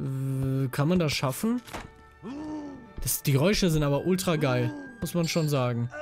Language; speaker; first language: German; native; German